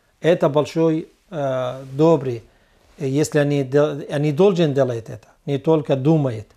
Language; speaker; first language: Russian; non-native, learner; Arabic